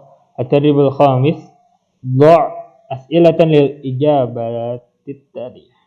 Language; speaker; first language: Arabic; non-native, fluent; Indonesian